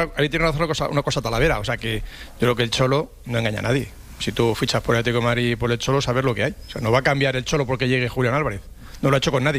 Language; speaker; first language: Spanish; native; Spanish